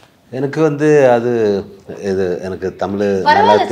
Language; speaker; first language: Tamil; non-native, learner; Malayalam